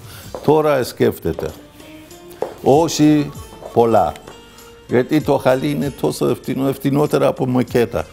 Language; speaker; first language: Greek; non-native, learner; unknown